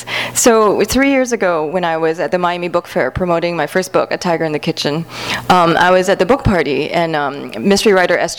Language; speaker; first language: English; native; English